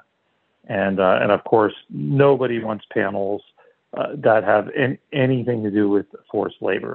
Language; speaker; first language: English; native; English